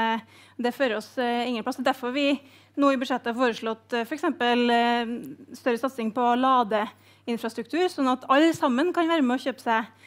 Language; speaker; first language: Norwegian; native; Norwegian